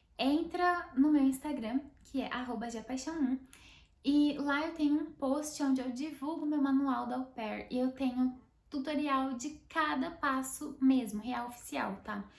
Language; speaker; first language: Portuguese; native; Portuguese